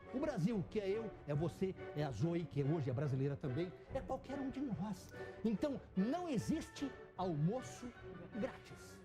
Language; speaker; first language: Portuguese; native; Portuguese